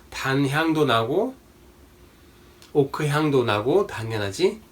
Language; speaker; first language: Korean; non-native, fluent; English